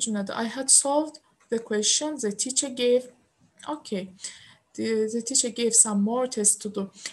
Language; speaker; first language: English; non-native, fluent; Azerbaijani